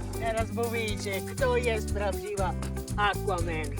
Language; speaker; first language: Polish; non-native, learner; Italian